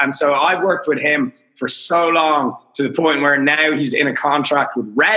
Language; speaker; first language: English; native; English